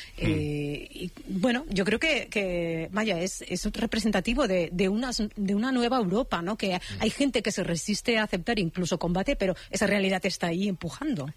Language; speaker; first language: Spanish; native; Spanish